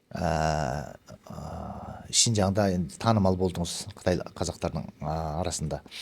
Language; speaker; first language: Kazakh; early bilingual, heritage; Kazakh